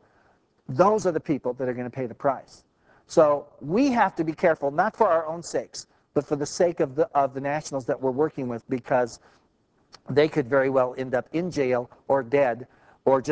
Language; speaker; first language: English; native; English